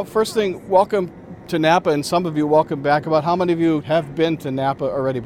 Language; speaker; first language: English; native; English